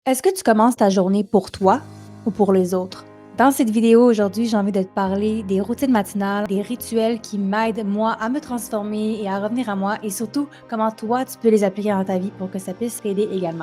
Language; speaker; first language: French; native; French